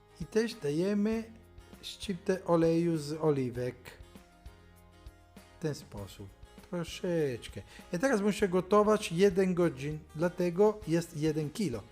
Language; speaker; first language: Polish; non-native, learner; Italian